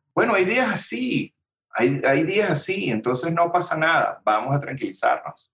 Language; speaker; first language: Spanish; native; Spanish